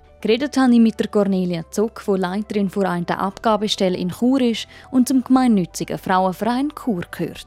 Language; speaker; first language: German; native; German